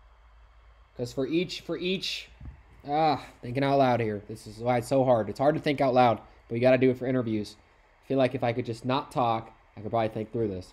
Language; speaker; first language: English; native; English